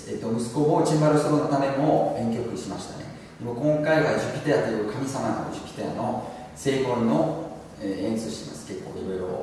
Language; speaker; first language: Japanese; non-native, learner; French